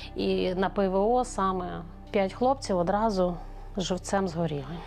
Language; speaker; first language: Ukrainian; native; Ukrainian